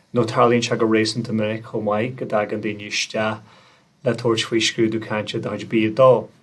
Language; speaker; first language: Irish; native; Irish